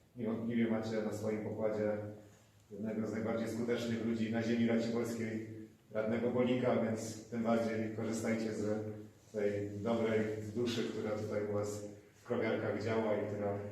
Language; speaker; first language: Polish; native; Polish